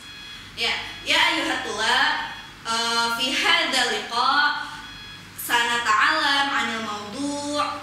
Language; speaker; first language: Arabic; non-native, fluent; Indonesian